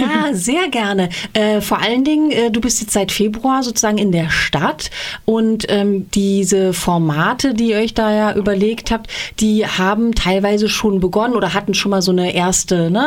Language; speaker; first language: German; native; German